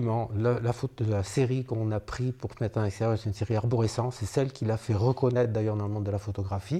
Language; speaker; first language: French; native; French